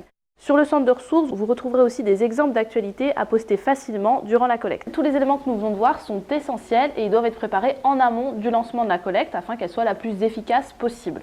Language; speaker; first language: French; native; French